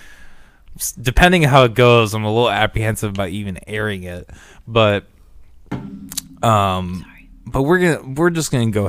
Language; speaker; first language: English; native; English